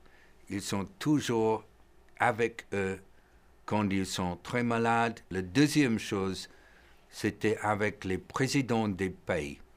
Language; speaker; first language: French; non-native, fluent; English